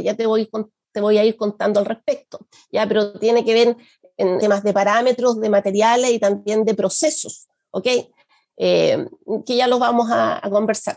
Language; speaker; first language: Spanish; native; Spanish